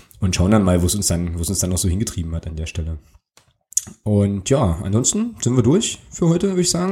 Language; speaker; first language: German; native; German